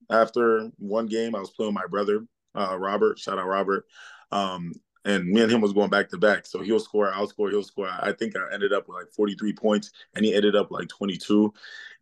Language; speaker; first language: English; early bilingual, other home language; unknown